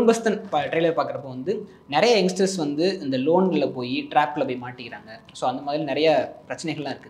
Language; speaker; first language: Tamil; native; Tamil